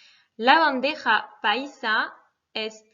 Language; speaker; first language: Spanish; non-native, fluent; French